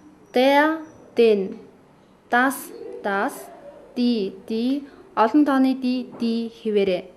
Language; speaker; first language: German; non-native, fluent; Mongolian